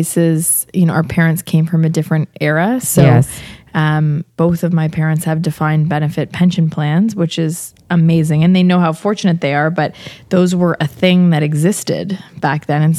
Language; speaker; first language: English; native; English